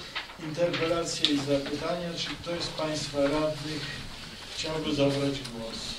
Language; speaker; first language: Polish; native; Polish